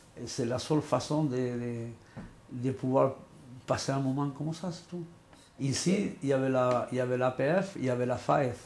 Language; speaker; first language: French; non-native, fluent; Spanish